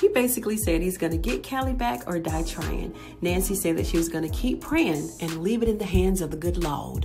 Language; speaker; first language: English; native; English